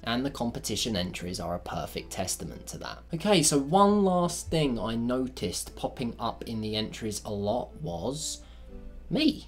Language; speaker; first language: English; native; English